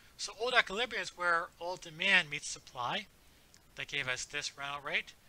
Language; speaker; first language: English; native; English